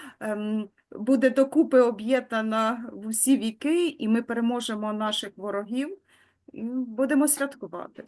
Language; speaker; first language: Ukrainian; native; Ukrainian